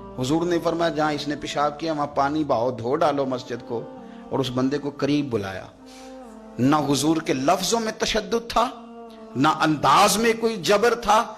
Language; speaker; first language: Urdu; non-native, local second language; Punjabi